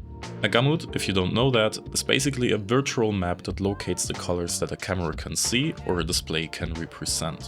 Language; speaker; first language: English; non-native, fluent; German